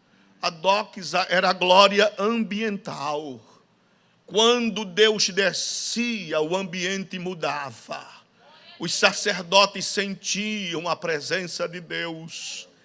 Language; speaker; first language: Portuguese; native; Portuguese